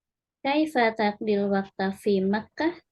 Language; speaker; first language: Arabic; non-native, learner; Indonesian